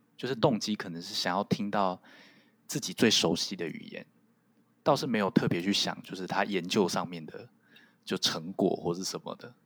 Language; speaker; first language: Chinese; non-native, local second language; Min Nan Chinese